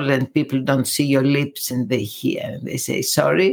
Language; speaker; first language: English; non-native, fluent; Greek